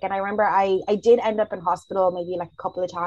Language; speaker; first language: English; early bilingual, other home language; Zulu